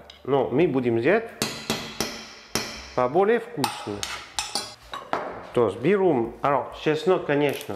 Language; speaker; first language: Russian; non-native, learner; French